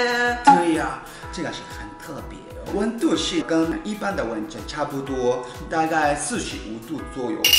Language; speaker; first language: Chinese; non-native, learner; Japanese